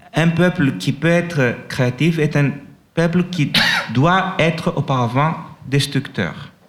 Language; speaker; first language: French; non-native, fluent; Greek